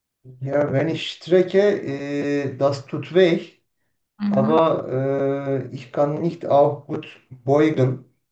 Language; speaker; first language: German; non-native, learner; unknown